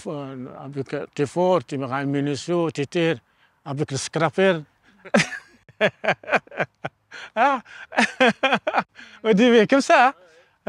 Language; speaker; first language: French; non-native, learner; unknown